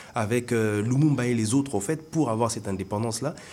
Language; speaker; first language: French; non-native, local second language; Lingala